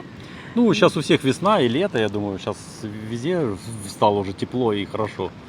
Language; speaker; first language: Russian; native; Russian